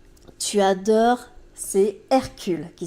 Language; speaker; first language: French; native; French